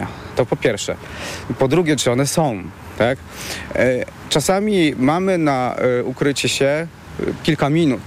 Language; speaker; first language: Polish; native; Polish